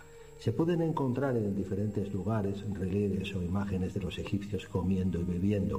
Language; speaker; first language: Spanish; native; Spanish